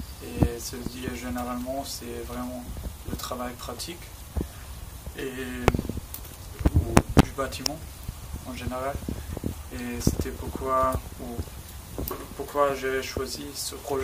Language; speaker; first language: French; non-native, learner; German